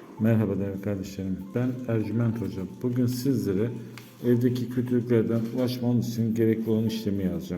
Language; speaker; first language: Turkish; native; Turkish